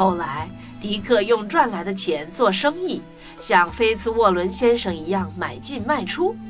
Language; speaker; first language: Chinese; native; Chinese